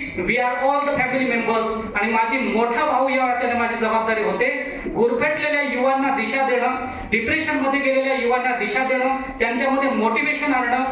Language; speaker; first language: Marathi; non-native, local second language; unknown